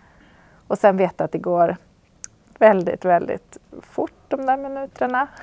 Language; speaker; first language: Swedish; native; Swedish